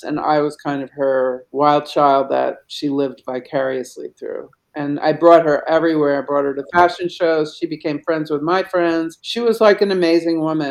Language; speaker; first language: English; native; English